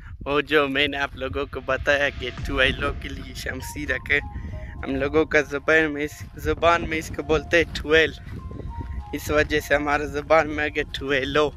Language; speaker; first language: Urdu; non-native, local second language; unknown